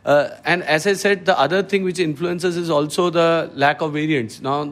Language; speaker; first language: English; non-native, local second language; Malayalam